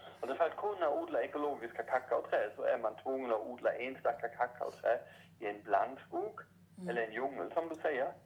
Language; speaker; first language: Swedish; non-native, fluent; German